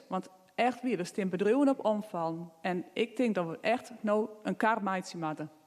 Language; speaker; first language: Dutch; non-native, local second language; Western Frisian